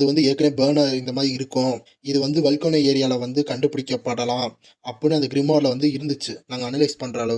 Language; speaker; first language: Tamil; native; Tamil